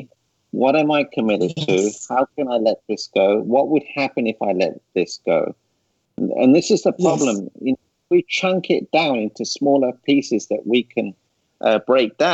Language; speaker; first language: English; native; English